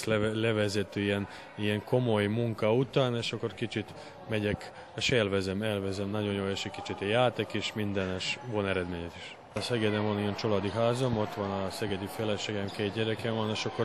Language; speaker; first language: Hungarian; non-native, fluent; Serbian